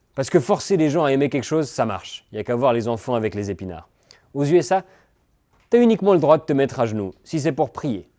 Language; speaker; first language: French; native; French